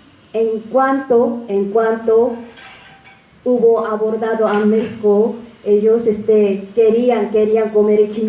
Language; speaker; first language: Spanish; non-native, fluent; Korean